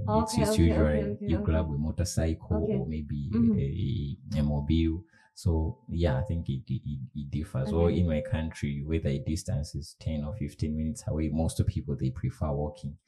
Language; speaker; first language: English; non-native, local second language; Nyanja